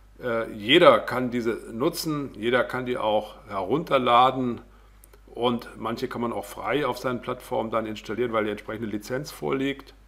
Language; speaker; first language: German; native; German